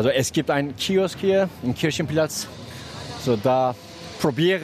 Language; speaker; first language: German; non-native, learner; Turkish